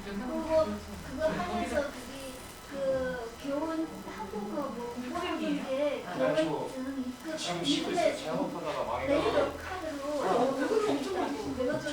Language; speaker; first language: Korean; non-native, learner; Chinese